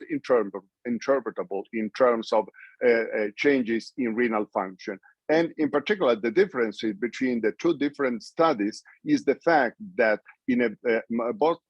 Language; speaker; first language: English; non-native, fluent; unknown